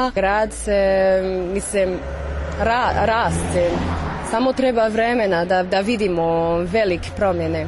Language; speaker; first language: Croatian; non-native, learner; French